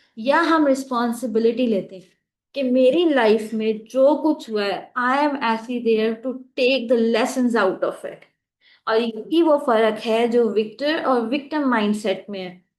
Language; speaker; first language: Urdu; native; Urdu